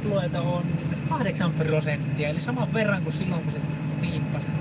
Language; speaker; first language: Finnish; native; Finnish